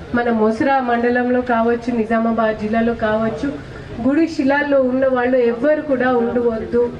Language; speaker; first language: Telugu; non-native, fluent; Hindi